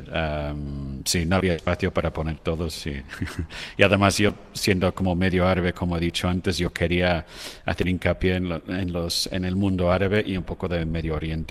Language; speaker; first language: Spanish; non-native, fluent; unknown